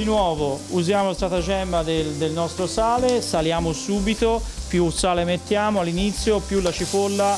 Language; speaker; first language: Italian; native; Italian